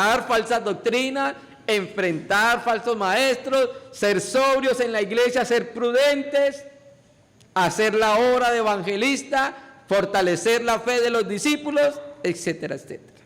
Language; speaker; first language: Spanish; native; Spanish